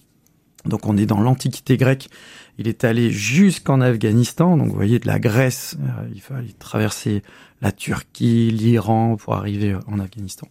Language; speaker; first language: French; native; French